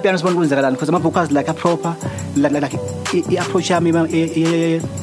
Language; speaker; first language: English; non-native, local second language; Zulu